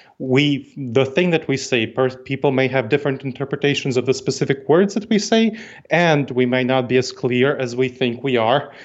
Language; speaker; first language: English; early bilingual, other home language; Russian